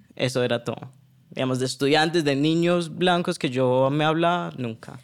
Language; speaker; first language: Spanish; early bilingual, heritage; Spanish